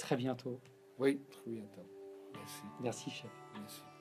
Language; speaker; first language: French; non-native, learner; Japanese